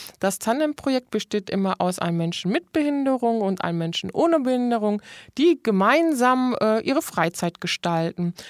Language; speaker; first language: German; native; German